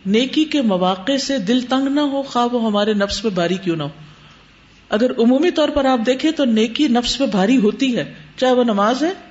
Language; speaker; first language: Urdu; native; Urdu